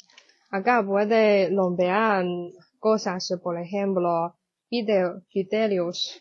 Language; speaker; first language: Spanish; non-native, learner; Chinese